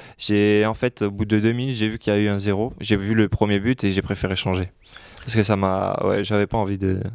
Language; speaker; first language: French; native; French